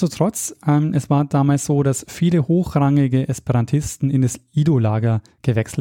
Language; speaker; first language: German; native; German